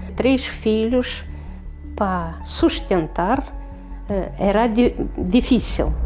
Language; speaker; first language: Portuguese; non-native, fluent; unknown